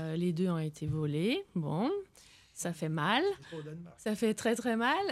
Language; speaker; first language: French; non-native, fluent; Danish